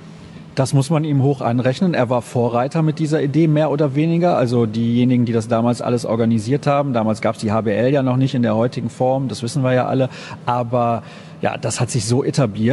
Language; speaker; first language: German; native; German